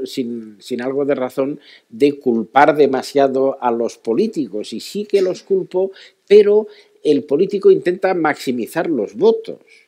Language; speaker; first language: Spanish; native; Spanish